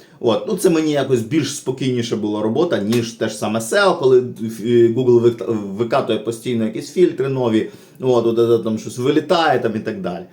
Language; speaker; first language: Ukrainian; native; Ukrainian